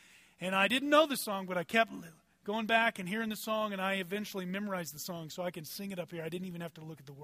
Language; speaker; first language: English; native; English